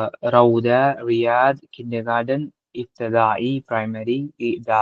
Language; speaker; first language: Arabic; non-native, fluent; Urdu